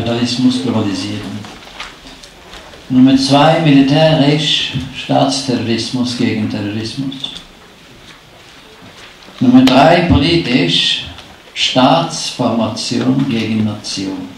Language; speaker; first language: German; non-native, fluent; Norwegian